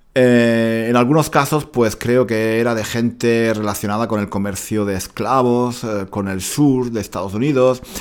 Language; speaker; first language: Spanish; native; Spanish